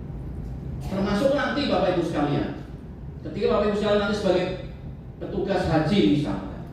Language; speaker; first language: Indonesian; native; Indonesian